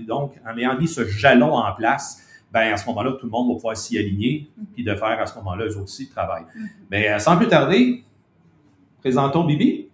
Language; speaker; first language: French; native; French